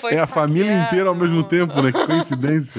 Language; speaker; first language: Portuguese; native; Portuguese